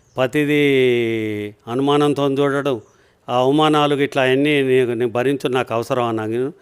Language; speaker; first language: Telugu; native; Telugu